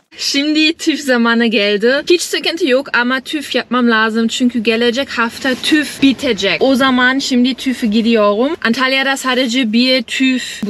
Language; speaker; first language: Turkish; non-native, learner; German